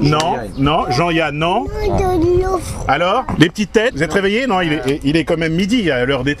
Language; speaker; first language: French; native; French